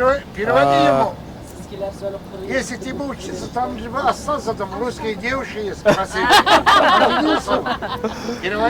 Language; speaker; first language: Russian; non-native, local second language; Kara-Kalpak